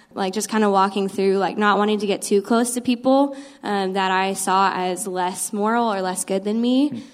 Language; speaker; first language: English; native; English